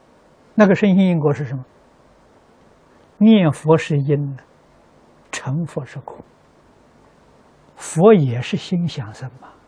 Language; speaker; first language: Chinese; native; Chinese